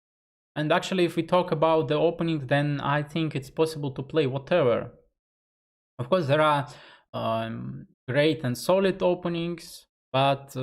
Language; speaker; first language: English; non-native, fluent; Russian